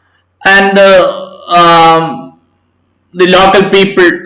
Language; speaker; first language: English; non-native, local second language; Malayalam